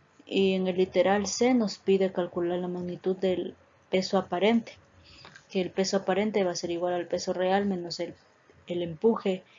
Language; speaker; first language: Spanish; native; Spanish